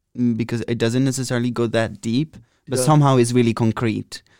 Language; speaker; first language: English; non-native, fluent; Italian